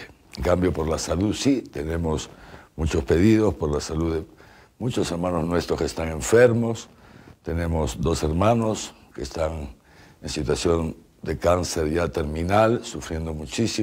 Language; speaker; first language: Spanish; native; Spanish